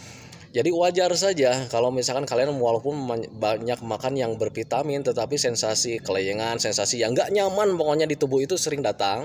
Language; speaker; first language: Indonesian; native; Indonesian